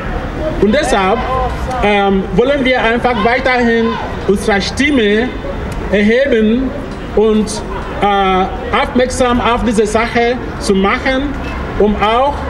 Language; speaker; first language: German; non-native, fluent; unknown